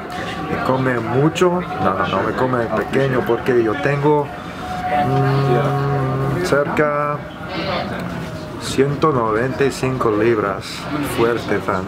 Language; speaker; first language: Spanish; non-native, learner; English